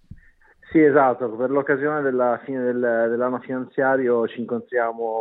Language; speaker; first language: Italian; native; Italian